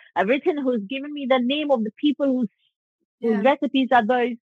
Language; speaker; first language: English; non-native, local second language; Punjabi